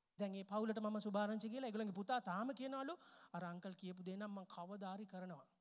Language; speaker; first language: Sinhala; non-native, local second language; Tamil